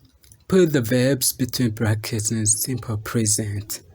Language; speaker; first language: English; non-native, fluent; Rundi